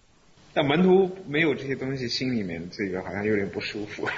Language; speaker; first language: Chinese; native; Chinese